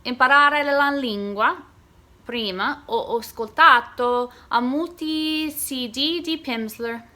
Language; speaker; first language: Italian; non-native, learner; English